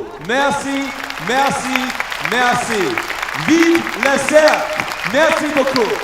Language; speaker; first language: French; non-native, learner; English